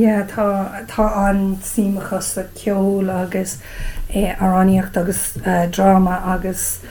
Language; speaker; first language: Irish; non-native, local second language; English